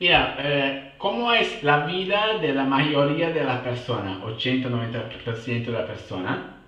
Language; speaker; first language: Spanish; non-native, fluent; Italian